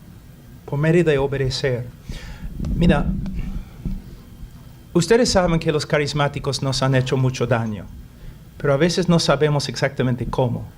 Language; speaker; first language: Spanish; non-native, fluent; English